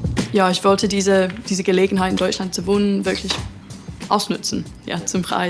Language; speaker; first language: German; non-native, fluent; English